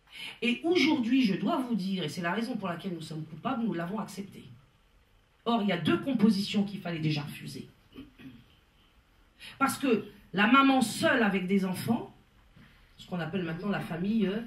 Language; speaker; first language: French; native; French